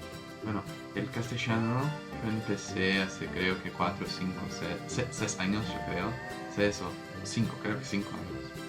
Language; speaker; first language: Spanish; non-native, fluent; Portuguese